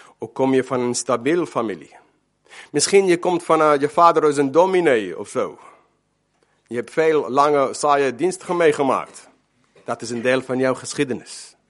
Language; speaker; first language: Dutch; non-native, fluent; Spanish